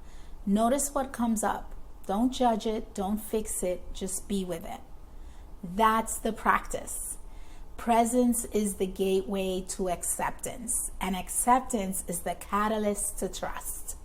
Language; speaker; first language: English; native; English